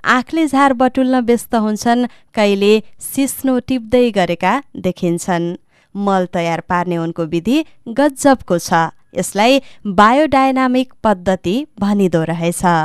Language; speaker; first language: Nepali; native; Nepali